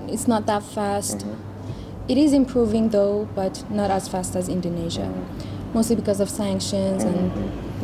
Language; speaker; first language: English; non-native, fluent; Persian